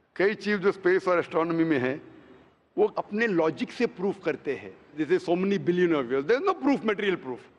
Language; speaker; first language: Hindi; non-native, local second language; Konkani